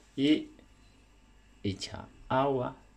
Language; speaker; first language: Spanish; non-native, learner; Chinese